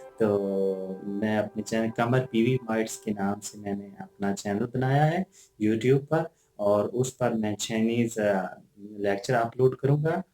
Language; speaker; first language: Urdu; native; Urdu